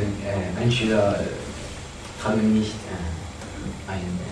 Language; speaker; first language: German; non-native, learner; French